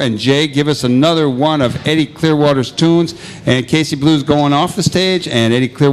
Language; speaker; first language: English; native; English